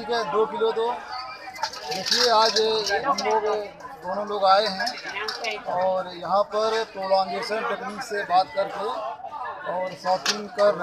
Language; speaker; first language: Hindi; native; Hindi